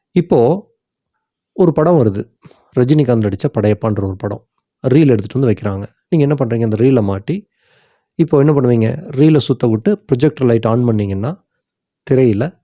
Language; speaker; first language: Tamil; native; Tamil